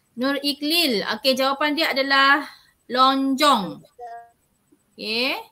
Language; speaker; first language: Malay; native; Malay